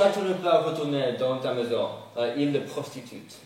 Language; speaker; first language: French; non-native, learner; English